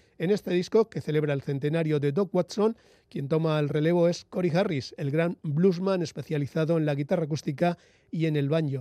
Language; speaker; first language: Spanish; native; Spanish